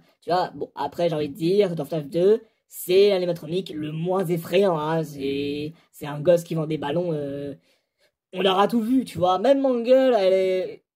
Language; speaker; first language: French; native; French